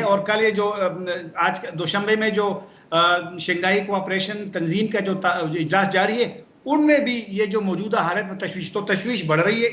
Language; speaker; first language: Hindi; non-native, local second language; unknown